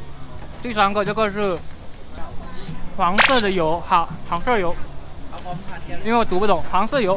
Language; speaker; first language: Chinese; non-native, learner; Thai